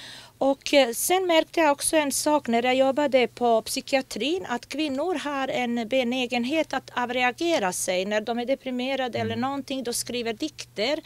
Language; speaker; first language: Swedish; non-native, fluent; Bosnian